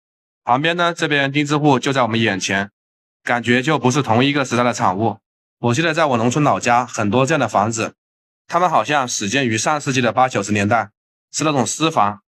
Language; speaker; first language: Chinese; native; Chinese